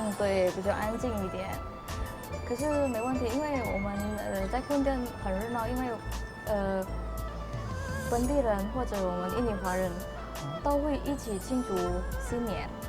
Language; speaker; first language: Chinese; non-native, fluent; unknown